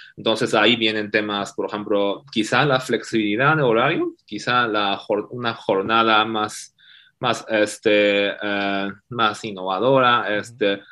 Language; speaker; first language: Spanish; non-native, fluent; Chinese